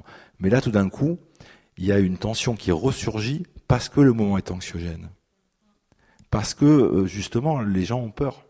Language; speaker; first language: French; native; French